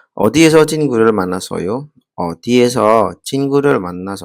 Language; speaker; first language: Korean; non-native, learner; Indonesian